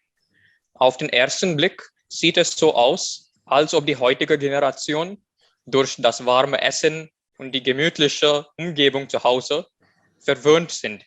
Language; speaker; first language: German; non-native, learner; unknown